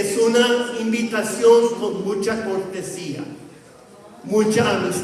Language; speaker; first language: Spanish; non-native, fluent; English